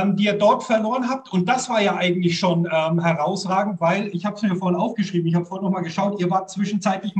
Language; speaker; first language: German; native; German